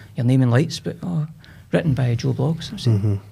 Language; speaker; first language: English; native; English